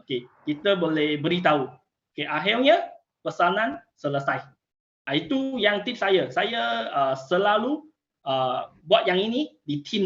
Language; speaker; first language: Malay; non-native, local second language; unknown